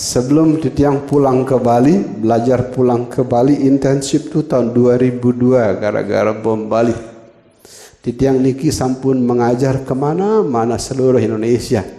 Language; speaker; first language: Indonesian; non-native, local second language; Balinese